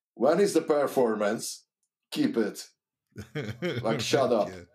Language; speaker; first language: English; non-native, learner; Hungarian